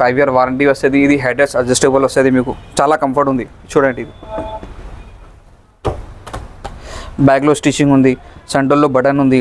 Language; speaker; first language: Telugu; non-native, local second language; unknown